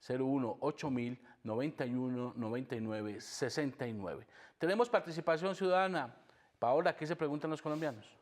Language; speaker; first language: Spanish; native; Spanish